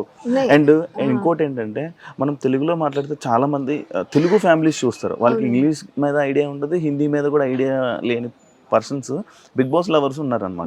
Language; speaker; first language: Telugu; native; Telugu